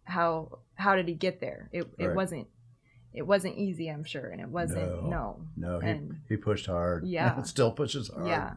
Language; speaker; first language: English; native; English